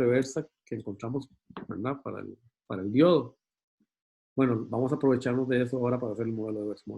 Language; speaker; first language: Spanish; native; Spanish